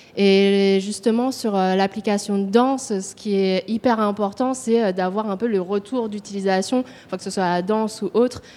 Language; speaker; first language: French; native; French